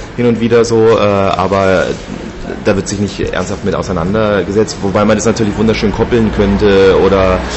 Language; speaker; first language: German; native; German